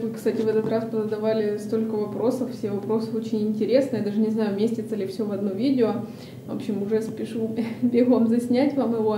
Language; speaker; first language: Russian; native; Russian